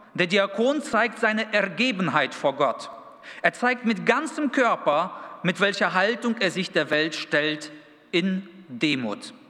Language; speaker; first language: German; early bilingual, other home language; Russian